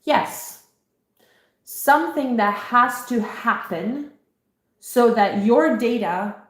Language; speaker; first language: English; non-native, fluent; Italian